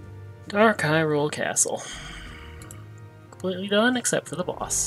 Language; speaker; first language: English; native; English